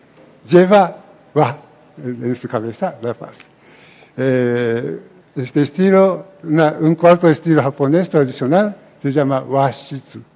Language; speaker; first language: Spanish; non-native, fluent; Japanese